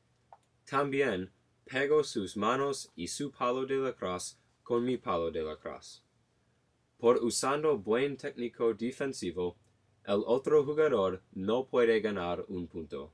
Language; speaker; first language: Spanish; non-native, learner; English